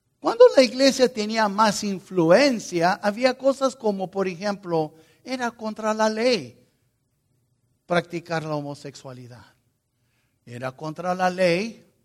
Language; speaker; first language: Spanish; non-native, fluent; Portuguese